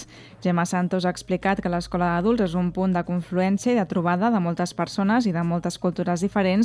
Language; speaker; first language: Catalan; native; Catalan